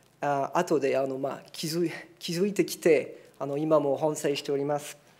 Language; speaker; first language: Japanese; non-native, fluent; French